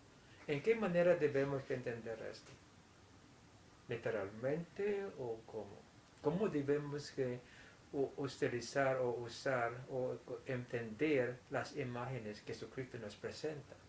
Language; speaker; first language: Spanish; non-native, fluent; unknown